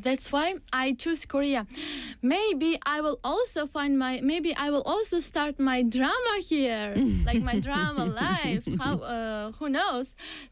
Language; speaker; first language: English; non-native, fluent; Uzbek